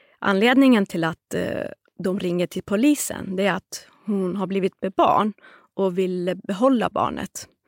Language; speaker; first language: Swedish; non-native, fluent; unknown